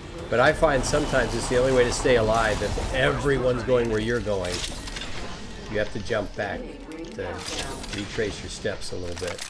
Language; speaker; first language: English; native; English